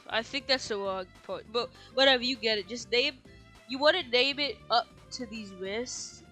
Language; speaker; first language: English; native; English